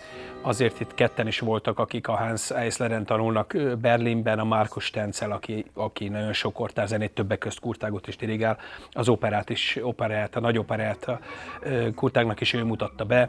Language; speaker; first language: Hungarian; native; Hungarian